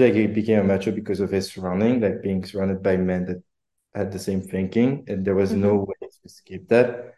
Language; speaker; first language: English; non-native, fluent; French